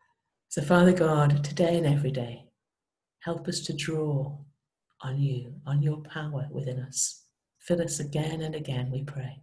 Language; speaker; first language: English; native; English